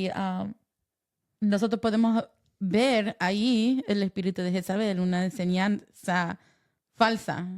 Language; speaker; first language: Spanish; early bilingual, heritage; Spanish